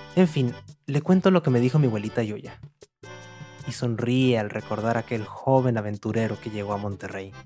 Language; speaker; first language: Spanish; native; Spanish